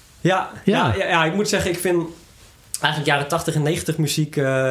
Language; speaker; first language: Dutch; native; Dutch